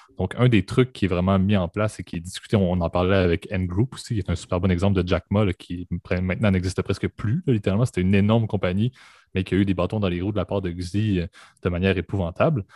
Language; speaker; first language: French; native; French